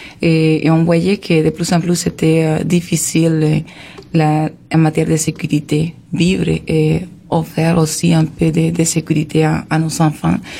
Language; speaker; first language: French; non-native, fluent; Spanish